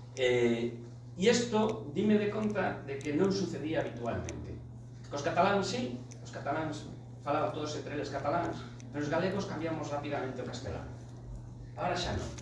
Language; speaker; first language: Galician; non-native, local second language; Spanish